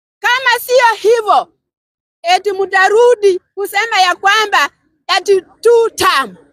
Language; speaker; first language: Swahili; non-native, local second language; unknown